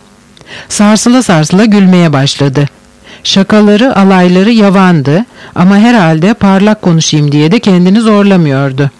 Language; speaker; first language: Turkish; native; Turkish